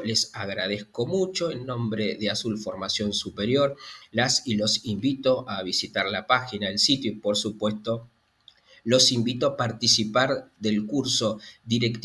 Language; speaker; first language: Spanish; native; Spanish